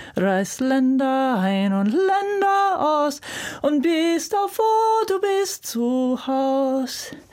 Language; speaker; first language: German; non-native, fluent; English